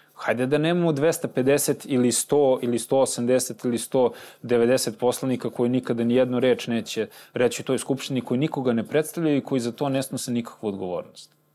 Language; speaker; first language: Serbian; native; Serbian